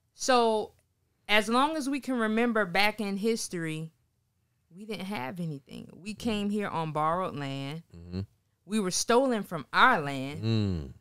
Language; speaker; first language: English; native; English